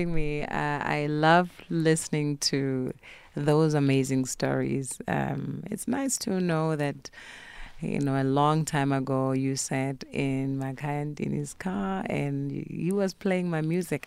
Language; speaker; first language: English; non-native, local second language; Northern Sotho